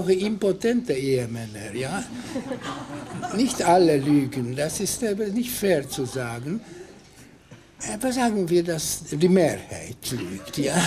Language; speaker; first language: German; non-native, fluent; Hungarian